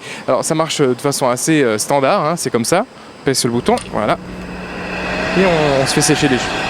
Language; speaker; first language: French; native; French